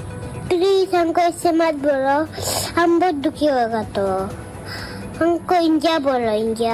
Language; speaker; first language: Hindi; non-native, local second language; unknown